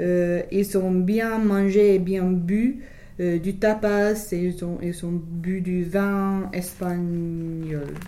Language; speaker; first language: French; non-native, learner; English